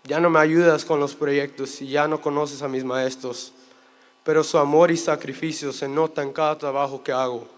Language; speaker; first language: Spanish; early bilingual, heritage; Spanish